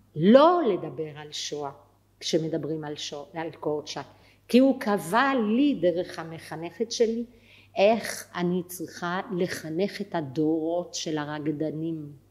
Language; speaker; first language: Hebrew; non-native, fluent; French